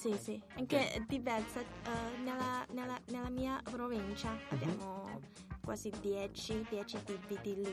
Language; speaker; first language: Italian; non-native, learner; Chinese